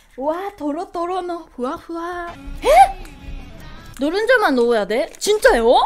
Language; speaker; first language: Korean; non-native, fluent; Japanese